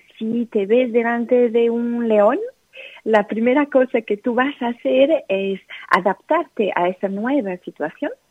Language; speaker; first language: Spanish; non-native, fluent; French